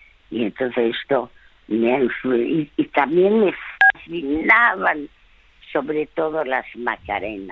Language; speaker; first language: Spanish; early bilingual, other home language; French